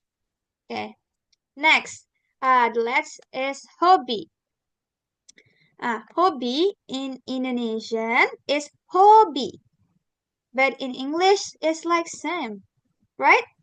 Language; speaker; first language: English; non-native, learner; Indonesian